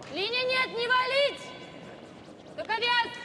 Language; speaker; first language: Russian; native; Russian